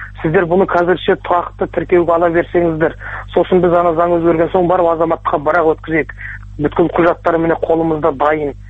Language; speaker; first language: Kazakh; early bilingual, heritage; Kazakh